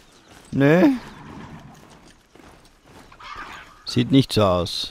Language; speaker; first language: German; native; German